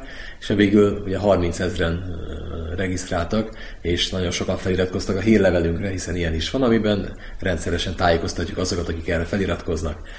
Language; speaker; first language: Hungarian; native; Hungarian